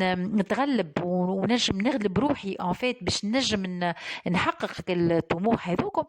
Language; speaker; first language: Arabic; native; Arabic